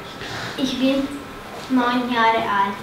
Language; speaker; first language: German; non-native, learner; Hungarian